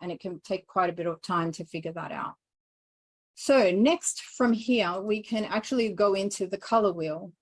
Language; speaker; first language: English; native; English